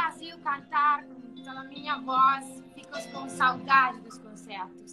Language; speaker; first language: Portuguese; non-native, learner; Italian